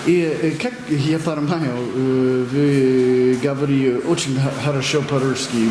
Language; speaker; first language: Russian; non-native, learner; English